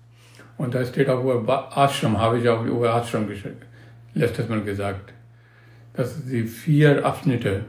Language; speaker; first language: German; non-native, learner; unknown